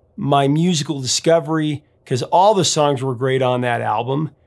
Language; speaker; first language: English; native; English